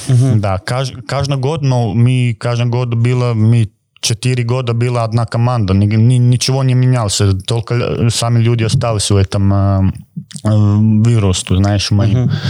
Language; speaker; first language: Russian; non-native, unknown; Croatian